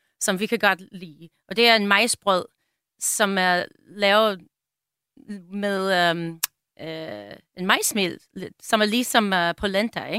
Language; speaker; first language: Danish; non-native, fluent; English